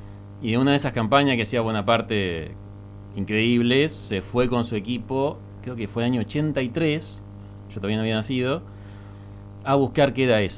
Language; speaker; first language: Spanish; native; Spanish